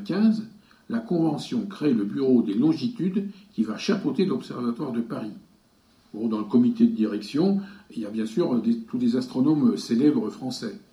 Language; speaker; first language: French; native; French